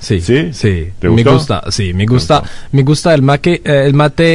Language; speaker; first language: Spanish; non-native, learner; Arabic